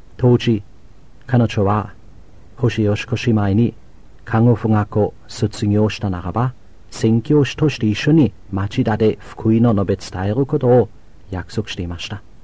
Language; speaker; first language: Japanese; non-native, fluent; German